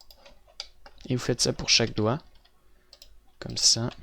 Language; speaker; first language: French; native; French